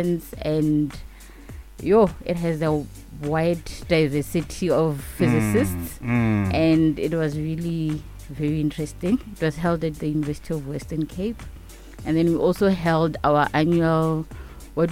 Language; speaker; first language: English; non-native, local second language; Northern Sotho